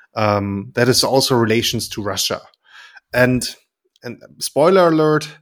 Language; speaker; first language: English; non-native, fluent; German